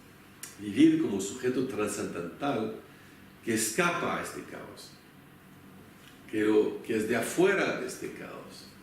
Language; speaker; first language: Spanish; non-native, fluent; French